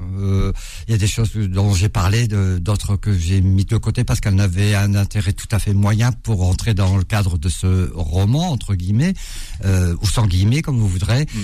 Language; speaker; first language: French; early bilingual, other home language; Arabic